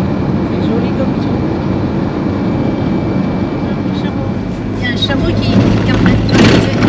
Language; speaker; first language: French; native; French